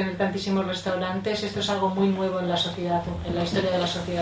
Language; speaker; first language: Spanish; native; Spanish